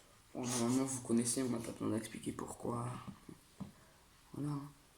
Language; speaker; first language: French; native; French